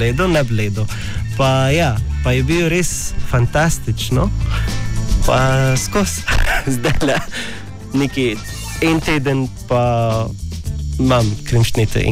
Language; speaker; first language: Slovenian; non-native, learner; Arabic